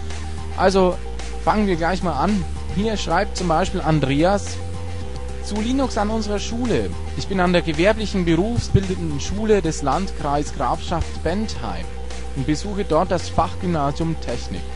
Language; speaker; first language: German; native; German